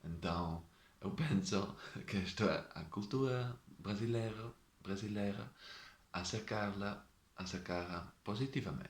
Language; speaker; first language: Portuguese; non-native, learner; Dutch